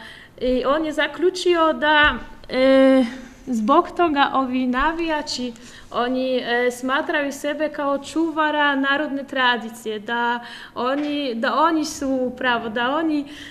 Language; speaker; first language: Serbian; non-native, fluent; Polish